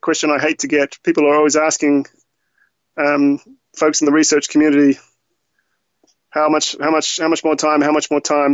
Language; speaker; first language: English; native; English